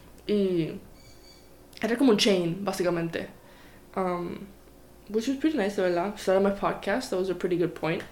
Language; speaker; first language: English; non-native, local second language; Spanish